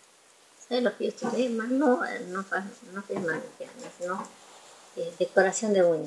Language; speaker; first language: Spanish; non-native, learner; Portuguese